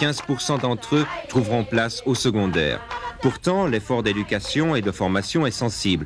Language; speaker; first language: French; native; French